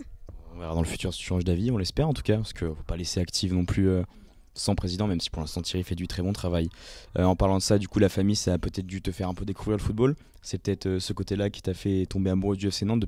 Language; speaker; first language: French; native; French